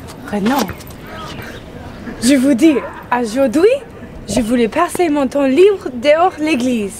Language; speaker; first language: French; non-native, learner; English